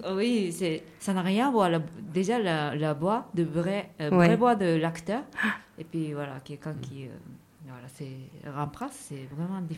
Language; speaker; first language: French; non-native, fluent; Japanese